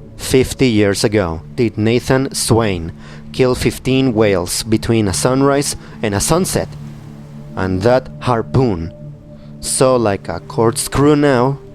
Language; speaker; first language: English; non-native, fluent; Spanish